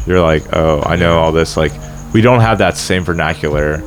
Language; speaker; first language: English; early bilingual, other home language; Polish